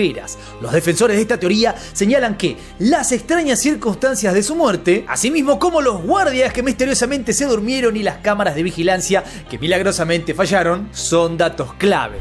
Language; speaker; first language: Spanish; native; Spanish